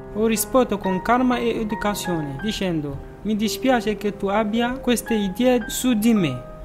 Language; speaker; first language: Italian; non-native, fluent; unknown